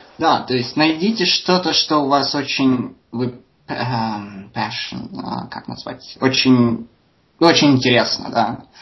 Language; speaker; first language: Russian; native; Russian